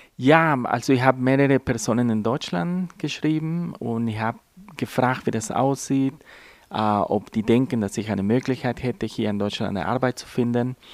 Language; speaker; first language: German; non-native, fluent; Spanish